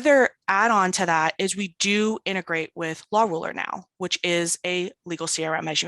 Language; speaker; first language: English; native; English